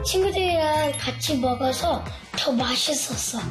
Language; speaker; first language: Korean; early bilingual, heritage; Korean